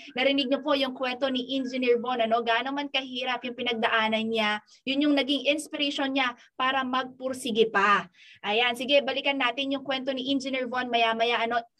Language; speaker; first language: Filipino; non-native, local second language; Pampanga